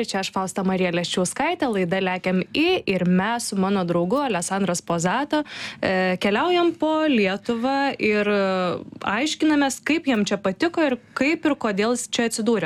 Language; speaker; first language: Lithuanian; native; Lithuanian